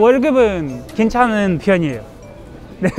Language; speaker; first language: Korean; non-native, fluent; Russian